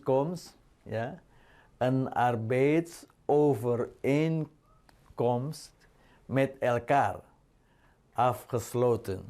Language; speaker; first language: Dutch; non-native, fluent; Indonesian